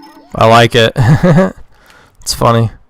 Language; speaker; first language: English; native; English